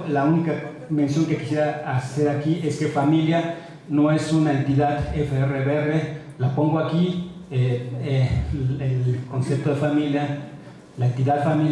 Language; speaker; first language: Spanish; native; Spanish